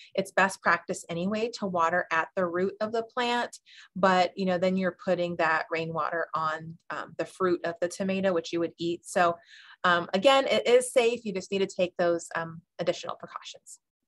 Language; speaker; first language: English; native; English